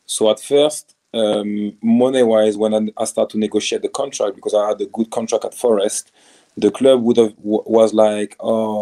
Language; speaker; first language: English; non-native, fluent; French